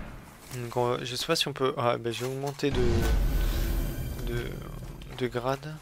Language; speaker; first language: French; native; French